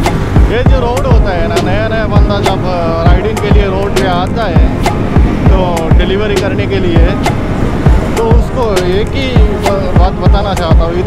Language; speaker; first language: Hindi; native; Hindi